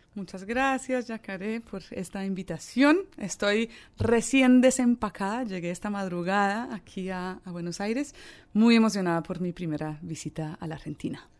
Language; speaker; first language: Spanish; early bilingual, other home language; English